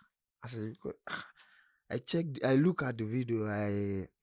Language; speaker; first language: English; non-native, local second language; Yoruba